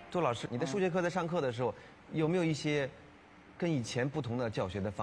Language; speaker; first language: Chinese; native; Chinese